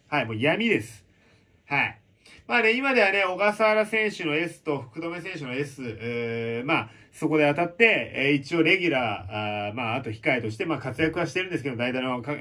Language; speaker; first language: Japanese; native; Japanese